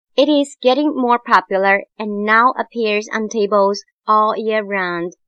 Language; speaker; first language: English; non-native, fluent; Chinese